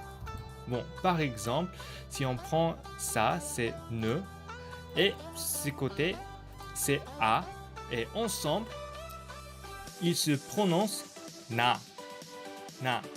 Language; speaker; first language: French; non-native, learner; Korean